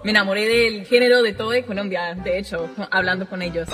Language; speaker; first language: Spanish; non-native, fluent; English